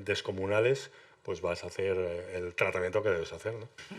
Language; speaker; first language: Spanish; native; Spanish